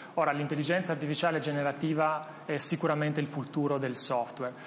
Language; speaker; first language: Italian; non-native, fluent; Albanian